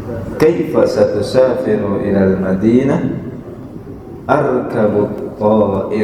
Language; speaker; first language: Arabic; non-native, fluent; Indonesian